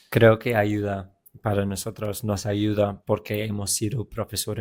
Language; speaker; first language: Spanish; non-native, fluent; English